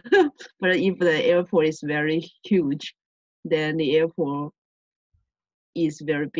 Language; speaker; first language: English; non-native, learner; Chinese